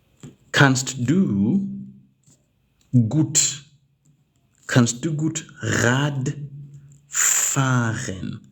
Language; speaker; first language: German; non-native, learner; English